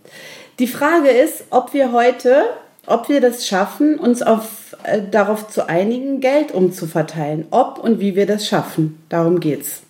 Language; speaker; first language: German; native; German